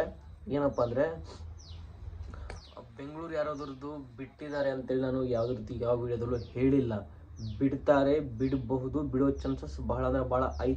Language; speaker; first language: Kannada; native; Kannada